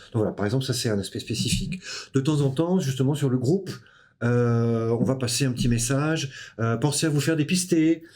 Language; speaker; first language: French; native; French